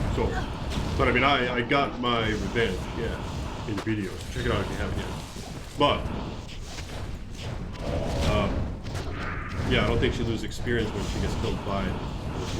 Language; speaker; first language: English; native; English